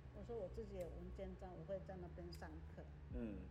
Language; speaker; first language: Chinese; non-native, local second language; Amis